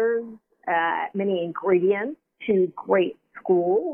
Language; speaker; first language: English; native; English